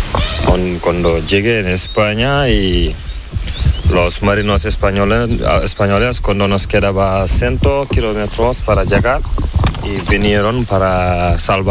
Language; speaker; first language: Spanish; non-native, learner; Fula